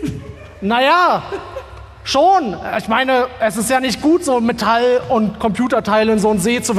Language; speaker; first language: German; native; German